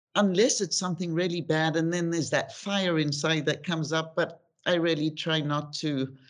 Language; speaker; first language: English; native; English